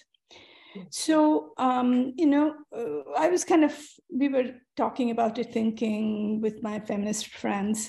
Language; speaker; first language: English; non-native, local second language; Bangla